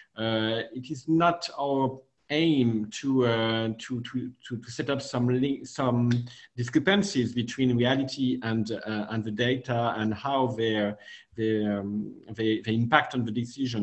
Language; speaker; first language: English; non-native, fluent; French